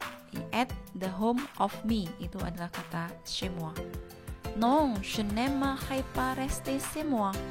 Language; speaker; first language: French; non-native, fluent; Indonesian